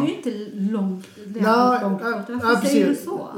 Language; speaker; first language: Swedish; non-native, fluent; Persian